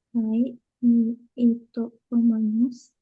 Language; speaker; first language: Japanese; non-native, learner; Indonesian